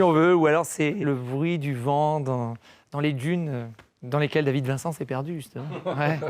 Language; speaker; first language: French; native; French